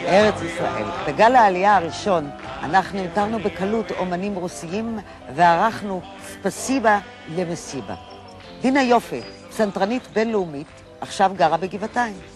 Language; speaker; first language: Hebrew; native; Hebrew